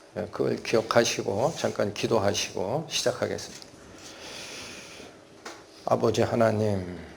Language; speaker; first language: Korean; native; Korean